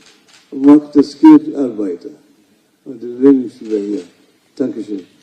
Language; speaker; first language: German; non-native, fluent; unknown